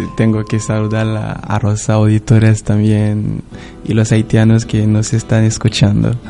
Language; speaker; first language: Spanish; non-native, learner; Haitian Creole